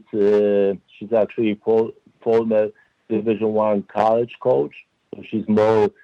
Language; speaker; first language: English; non-native, fluent; Polish